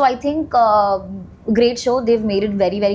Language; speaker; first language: English; non-native, local second language; Hindi